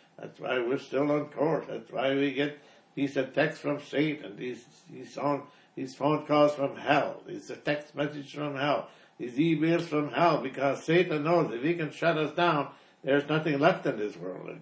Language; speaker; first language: English; early bilingual, other home language; German